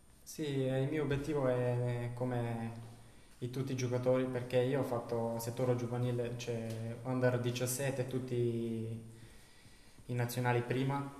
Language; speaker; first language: Italian; non-native, learner; Bulgarian